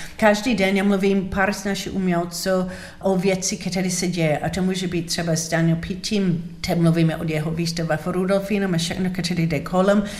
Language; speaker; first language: Czech; non-native, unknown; English